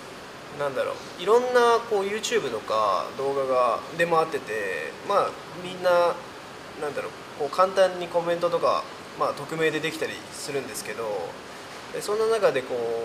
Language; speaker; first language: Japanese; native; Japanese